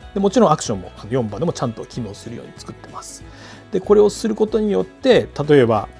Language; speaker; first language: Japanese; native; Japanese